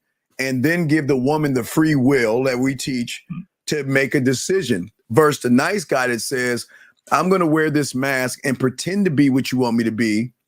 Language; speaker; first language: English; native; English